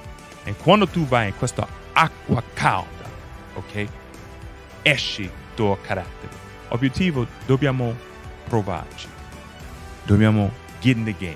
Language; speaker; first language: Italian; non-native, fluent; English